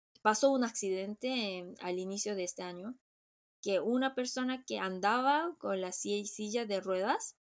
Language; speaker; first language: Spanish; non-native, fluent; Korean